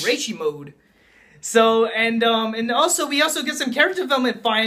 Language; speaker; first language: English; native; English